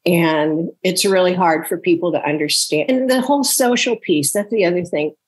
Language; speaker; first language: English; native; English